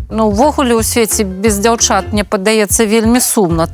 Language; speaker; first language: Belarusian; native; Belarusian